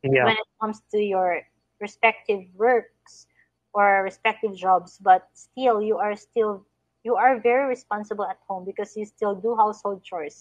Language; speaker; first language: English; non-native, fluent; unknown